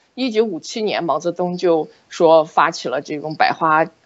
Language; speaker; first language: Chinese; native; Chinese